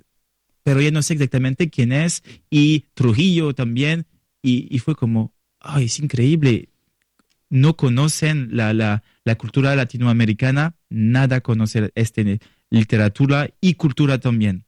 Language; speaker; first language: Spanish; non-native, learner; French